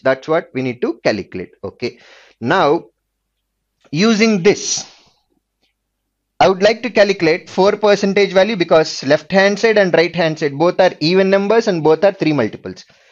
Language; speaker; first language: English; non-native, local second language; Telugu